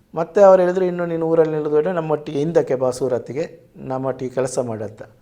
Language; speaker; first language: Kannada; non-native, local second language; Tulu